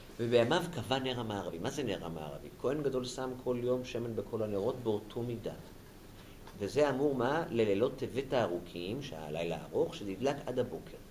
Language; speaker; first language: Hebrew; native; Hebrew